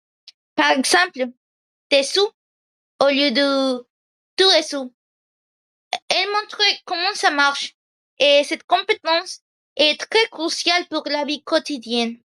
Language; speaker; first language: French; non-native, learner; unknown